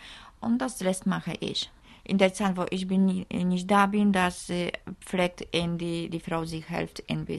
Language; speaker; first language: German; non-native, learner; Polish